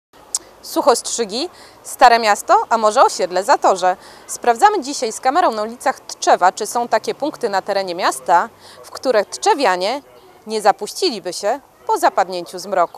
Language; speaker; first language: Polish; native; Polish